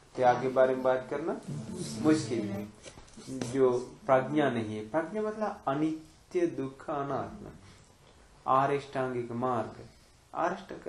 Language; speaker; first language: Hindi; non-native, fluent; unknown